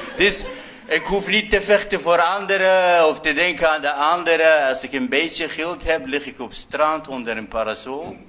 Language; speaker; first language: Dutch; non-native, fluent; Arabic